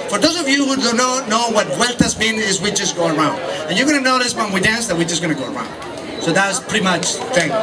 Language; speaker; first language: English; non-native, fluent; Spanish